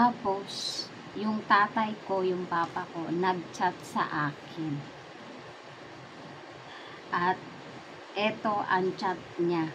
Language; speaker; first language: Filipino; non-native, local second language; Cebuano